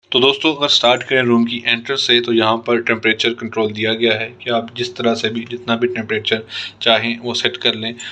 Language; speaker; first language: Urdu; non-native, local second language; Punjabi